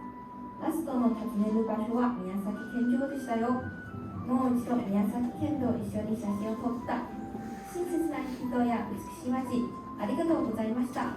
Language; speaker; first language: Japanese; non-native, learner; Chinese